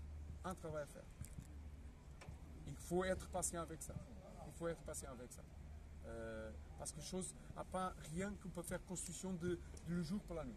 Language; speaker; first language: French; non-native, fluent; Portuguese